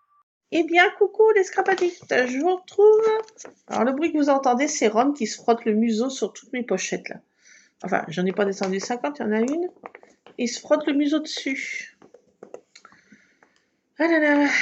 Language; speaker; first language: French; native; French